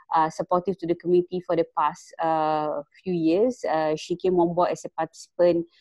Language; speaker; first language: English; non-native, local second language; Malay